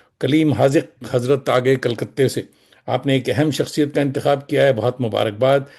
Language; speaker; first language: Urdu; native; Urdu